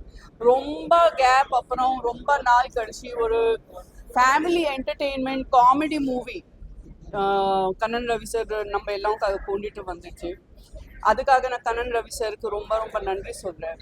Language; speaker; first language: Tamil; non-native, fluent; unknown